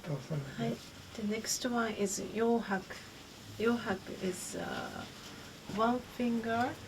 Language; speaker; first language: English; non-native, fluent; Japanese